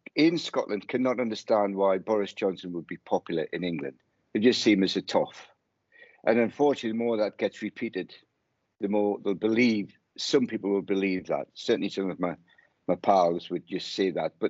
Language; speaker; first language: English; native; English